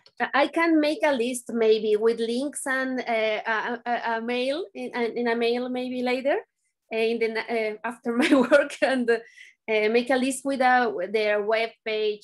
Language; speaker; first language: English; non-native, learner; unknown